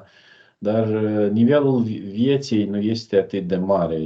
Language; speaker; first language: Romanian; non-native, learner; Ukrainian